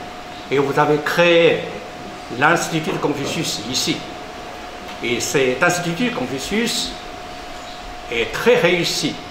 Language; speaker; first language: French; non-native, fluent; Chinese